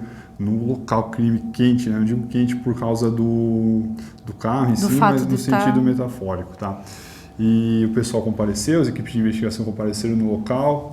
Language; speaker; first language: Portuguese; native; Portuguese